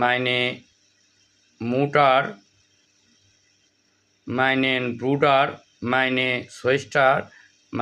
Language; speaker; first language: German; non-native, learner; Bangla